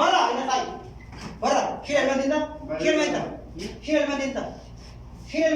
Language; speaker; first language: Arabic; non-native, learner; Hindi